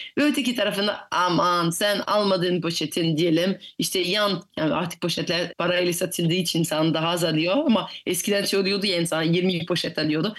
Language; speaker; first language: Turkish; non-native, fluent; French